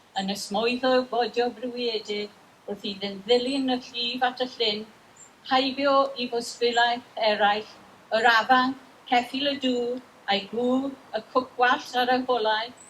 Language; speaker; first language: Welsh; non-native, learner; English